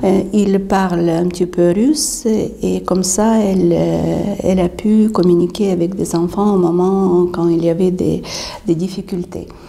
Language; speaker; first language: French; non-native, fluent; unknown